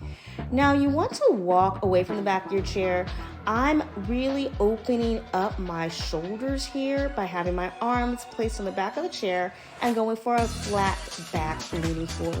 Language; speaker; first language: English; native; English